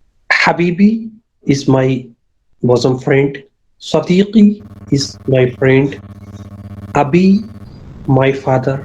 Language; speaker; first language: English; non-native, local second language; Urdu